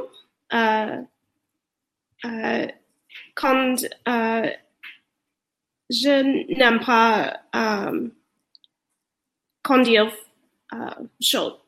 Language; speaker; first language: French; non-native, learner; English